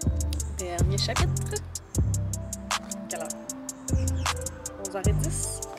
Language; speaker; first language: French; native; French